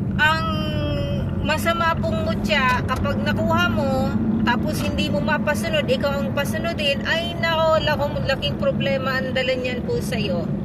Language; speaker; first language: Filipino; non-native, local second language; Bikol